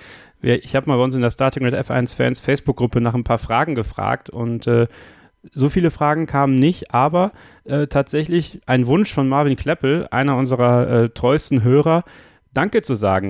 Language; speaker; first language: German; native; German